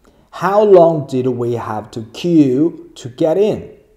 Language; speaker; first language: English; non-native, fluent; Chinese